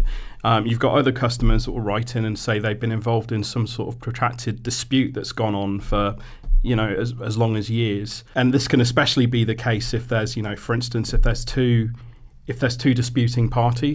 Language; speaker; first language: English; native; English